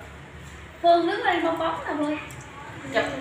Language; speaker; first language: Vietnamese; native; Vietnamese